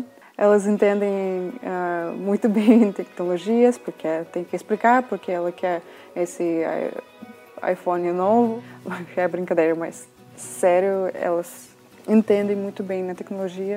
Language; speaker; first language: Portuguese; non-native, fluent; Russian